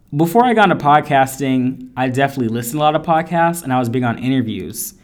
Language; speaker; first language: English; native; English